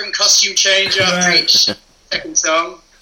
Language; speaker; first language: English; native; English